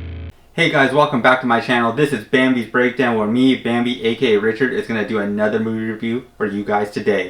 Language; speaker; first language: English; native; English